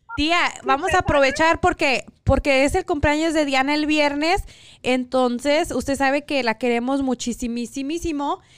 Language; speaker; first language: Spanish; early bilingual, heritage; Spanish